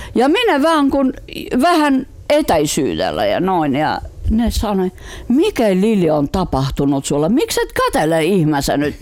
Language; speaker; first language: Finnish; non-native, fluent; Albanian